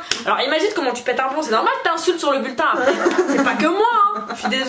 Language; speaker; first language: French; native; French